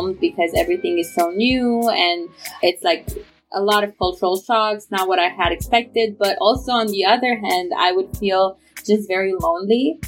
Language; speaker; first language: English; non-native, fluent; Romanian